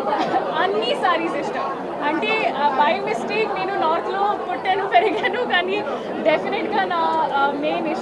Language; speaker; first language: Telugu; non-native, local second language; Hindi